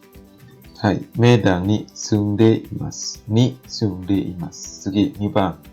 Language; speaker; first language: Japanese; non-native, fluent; Indonesian